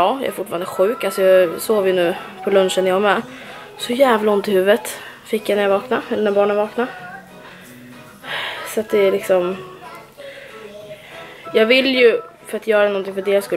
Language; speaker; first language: Swedish; native; Swedish